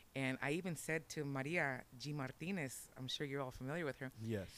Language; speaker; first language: English; early bilingual, other home language; Spanish